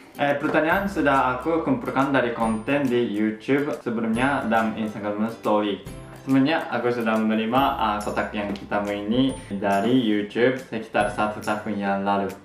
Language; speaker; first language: Indonesian; non-native, fluent; Japanese